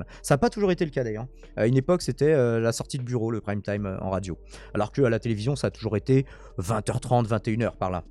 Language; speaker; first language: French; native; French